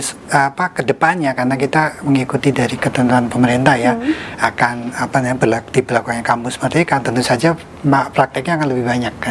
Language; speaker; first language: Indonesian; native; Indonesian